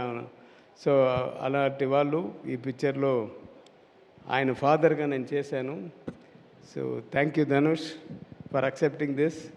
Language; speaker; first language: Telugu; non-native, learner; Tamil